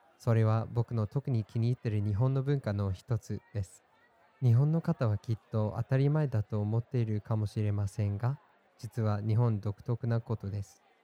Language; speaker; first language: Japanese; non-native, fluent; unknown